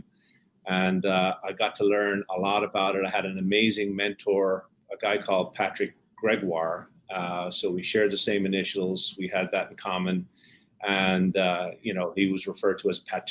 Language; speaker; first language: English; native; English